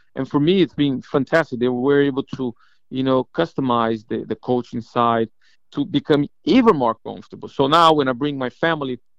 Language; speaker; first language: English; non-native, fluent; Portuguese